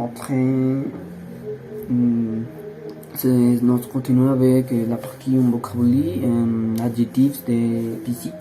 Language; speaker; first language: French; non-native, learner; Spanish